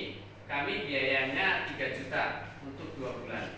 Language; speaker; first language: Indonesian; native; Indonesian